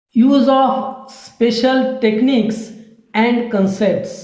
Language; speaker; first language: English; non-native, local second language; Marathi